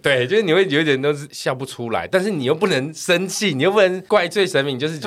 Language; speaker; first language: Chinese; native; Chinese